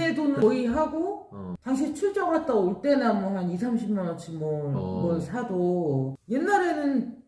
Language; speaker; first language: Korean; native; Korean